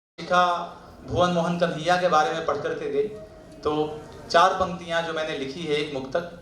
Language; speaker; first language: Hindi; non-native, local second language; Bhojpuri